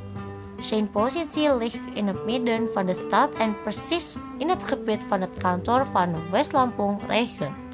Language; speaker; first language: Dutch; non-native, fluent; Indonesian